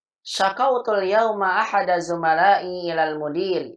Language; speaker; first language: Arabic; non-native, fluent; Indonesian